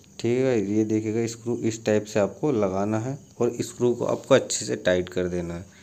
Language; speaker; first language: Hindi; native; Hindi